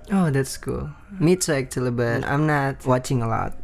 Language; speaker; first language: English; non-native, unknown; Indonesian